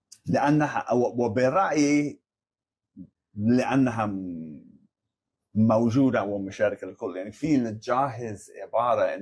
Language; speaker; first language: Arabic; non-native, fluent; English